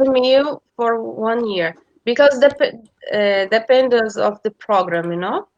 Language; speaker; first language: English; non-native, fluent; Portuguese